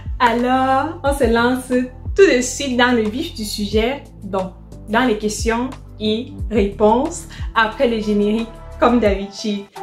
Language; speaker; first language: French; native; French